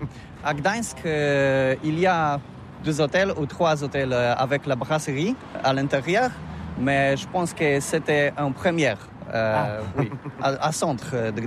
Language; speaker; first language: French; non-native, learner; Polish